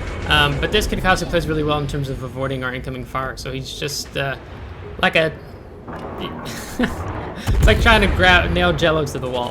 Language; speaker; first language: English; native; English